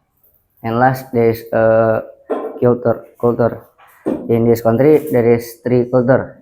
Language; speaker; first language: English; non-native, learner; Indonesian